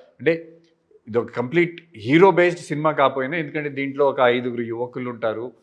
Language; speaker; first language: Telugu; native; Telugu